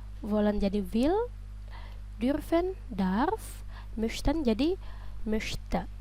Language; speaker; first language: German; non-native, fluent; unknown